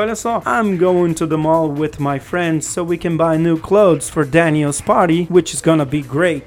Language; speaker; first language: English; non-native, fluent; Portuguese